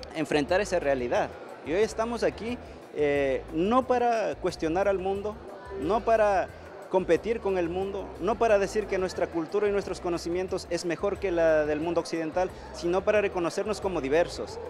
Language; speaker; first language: Spanish; native; Spanish